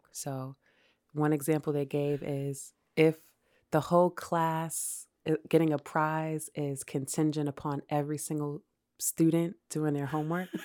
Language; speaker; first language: English; native; English